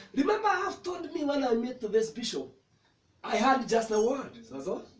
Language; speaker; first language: English; non-native, local second language; Swahili